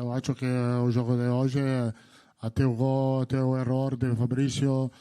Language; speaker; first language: Portuguese; non-native, learner; Italian